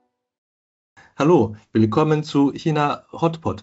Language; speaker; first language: German; non-native, fluent; Chinese